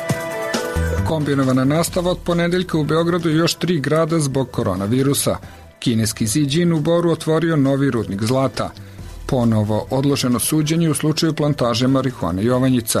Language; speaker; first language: Croatian; native; Croatian